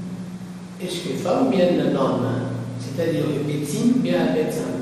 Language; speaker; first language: French; non-native, learner; Arabic